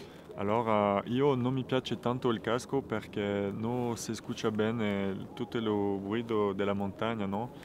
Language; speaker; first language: Italian; non-native, fluent; French